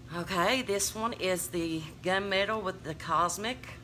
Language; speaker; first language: English; native; English